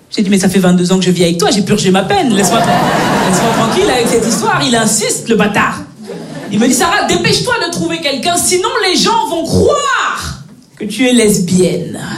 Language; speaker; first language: French; native; French